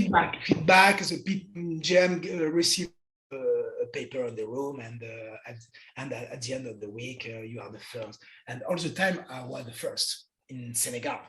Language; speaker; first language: English; non-native, learner; French